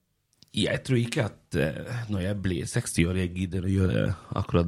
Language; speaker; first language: Norwegian; non-native, fluent; Spanish